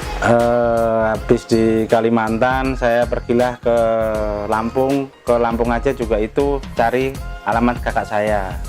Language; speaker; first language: Indonesian; non-native, local second language; Javanese